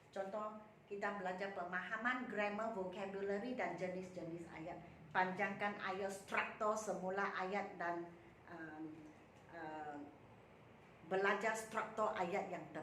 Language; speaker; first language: Indonesian; non-native, local second language; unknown